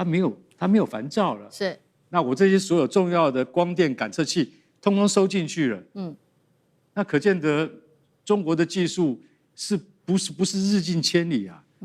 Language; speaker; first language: Chinese; native; Chinese